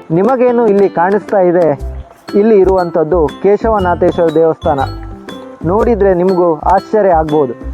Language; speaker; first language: Kannada; native; Kannada